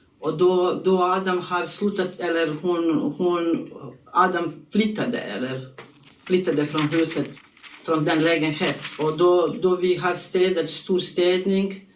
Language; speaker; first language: Swedish; non-native, learner; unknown